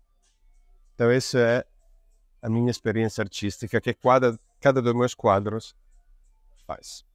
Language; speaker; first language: Portuguese; non-native, fluent; Italian